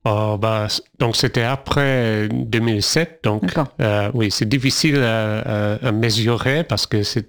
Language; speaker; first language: French; non-native, fluent; English